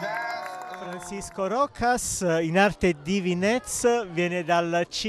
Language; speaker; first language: Italian; native; Italian